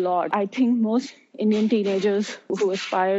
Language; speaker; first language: English; non-native, local second language; Hindi